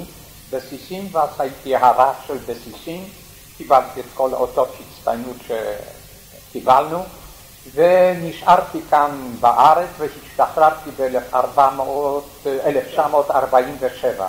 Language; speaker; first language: Hebrew; non-native, fluent; Yiddish